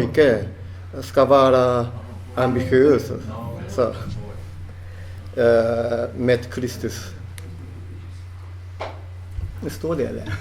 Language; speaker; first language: Swedish; non-native, fluent; Japanese